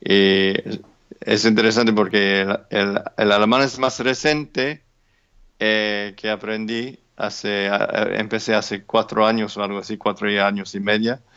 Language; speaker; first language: Spanish; non-native, fluent; English